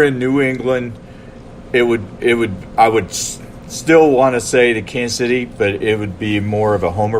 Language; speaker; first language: English; native; English